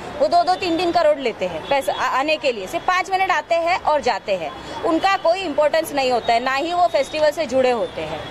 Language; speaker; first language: Hindi; non-native, local second language; Marathi